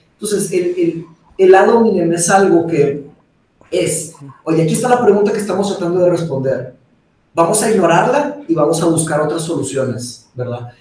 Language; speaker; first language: Spanish; early bilingual, other home language; Portuguese